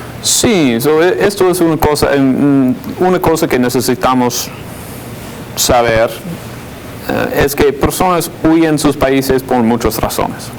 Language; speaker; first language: Spanish; non-native, fluent; English